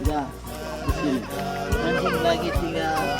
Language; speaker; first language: Indonesian; non-native, local second language; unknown